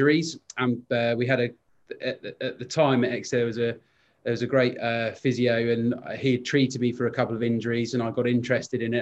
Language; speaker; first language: English; native; English